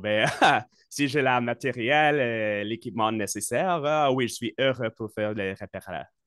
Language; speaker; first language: French; non-native, local second language; English